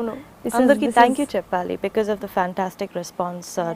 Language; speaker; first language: Telugu; non-native, fluent; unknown